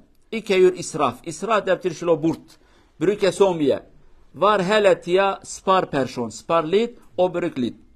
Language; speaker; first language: Norwegian; non-native, learner; Kurdish